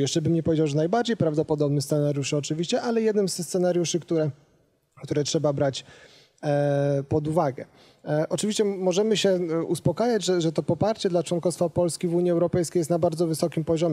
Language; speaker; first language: Polish; native; Polish